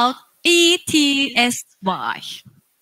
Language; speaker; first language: English; non-native, fluent; Turkish